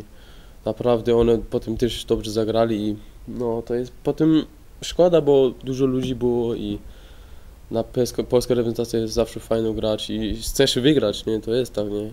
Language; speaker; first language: Polish; early bilingual, heritage; Polish